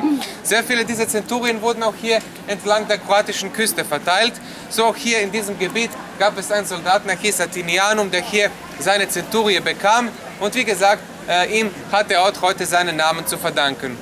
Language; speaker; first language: German; non-native, fluent; Croatian